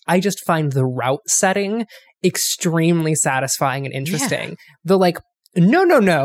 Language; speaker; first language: English; native; English